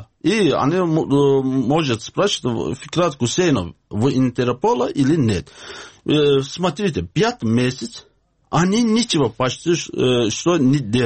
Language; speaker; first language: Russian; non-native, learner; Azerbaijani